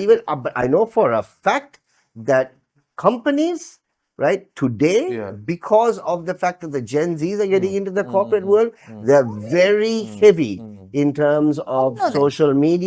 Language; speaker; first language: English; non-native, local second language; Sinhala